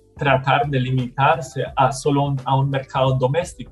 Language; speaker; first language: Spanish; non-native, fluent; German